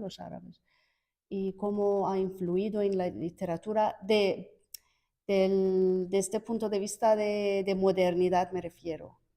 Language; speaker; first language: Spanish; non-native, fluent; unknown